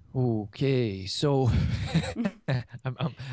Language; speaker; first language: English; native; English